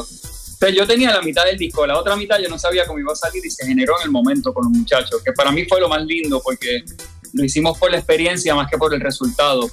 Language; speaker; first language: Spanish; native; Spanish